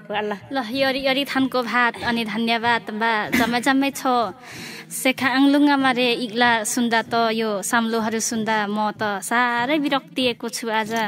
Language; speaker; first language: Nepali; non-native, local second language; Limbu